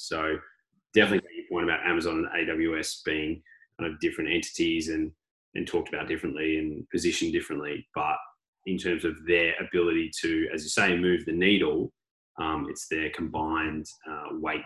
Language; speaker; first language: English; native; English